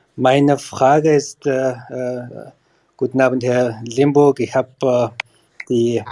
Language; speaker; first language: German; non-native, learner; Mongolian